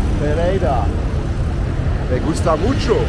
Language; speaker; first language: Spanish; non-native, learner; Luxembourgish